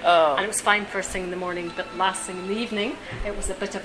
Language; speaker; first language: English; native; English